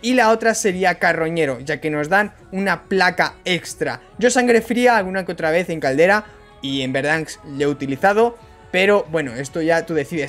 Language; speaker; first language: Spanish; native; Spanish